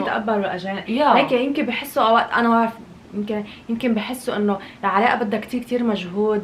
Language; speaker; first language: Arabic; native; Arabic